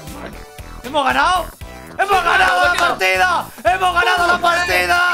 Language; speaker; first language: Spanish; native; Spanish